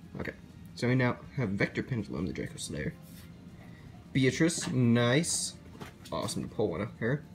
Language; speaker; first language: English; native; English